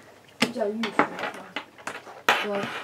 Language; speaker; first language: Chinese; non-native, learner; Russian